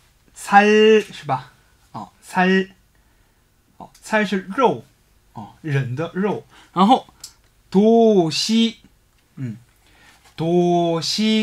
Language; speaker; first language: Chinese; non-native, fluent; Korean